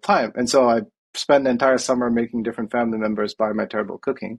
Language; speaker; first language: English; non-native, local second language; Tamil